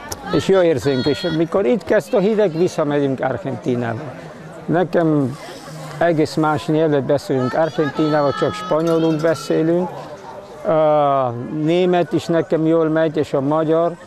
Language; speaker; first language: Hungarian; early bilingual, heritage; Hungarian